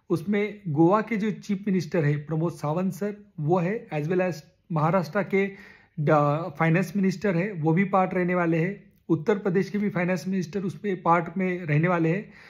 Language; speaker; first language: Hindi; non-native, local second language; Marathi